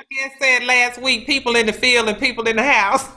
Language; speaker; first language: English; native; English